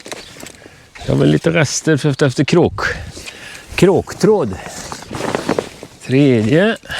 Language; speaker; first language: Swedish; native; Swedish